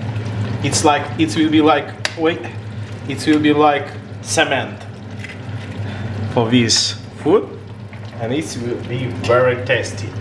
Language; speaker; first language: English; non-native, learner; Ukrainian